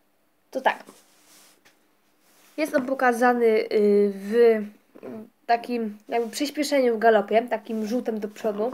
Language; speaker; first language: Polish; native; Polish